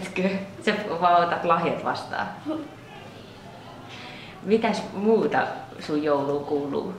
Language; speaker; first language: Finnish; native; Finnish